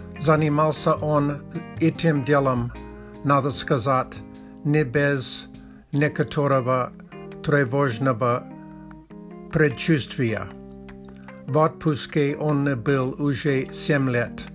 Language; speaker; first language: Russian; non-native, learner; Czech